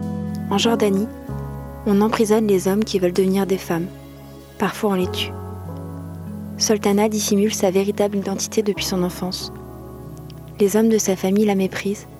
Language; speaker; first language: French; native; French